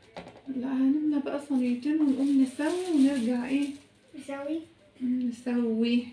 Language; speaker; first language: Arabic; native; Arabic